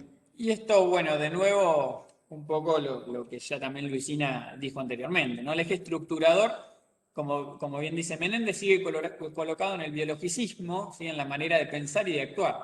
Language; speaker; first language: Spanish; native; Spanish